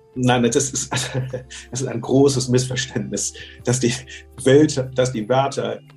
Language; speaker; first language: German; native; German